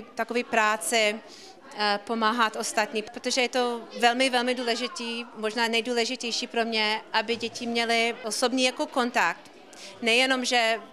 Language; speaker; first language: Czech; non-native, learner; English